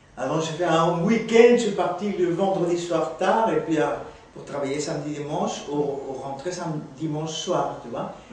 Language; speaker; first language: French; non-native, fluent; Spanish